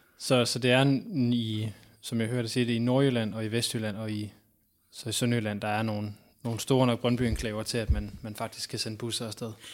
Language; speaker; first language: Danish; native; Danish